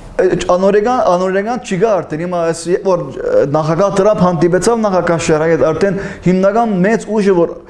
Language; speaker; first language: Armenian; early bilingual, heritage; Armenian